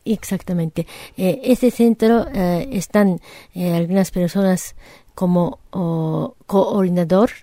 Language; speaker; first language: Spanish; non-native, fluent; Japanese